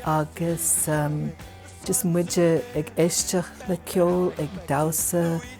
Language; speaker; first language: Irish; non-native, fluent; English